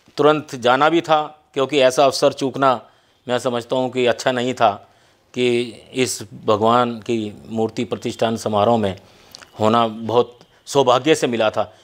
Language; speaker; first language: Hindi; native; Hindi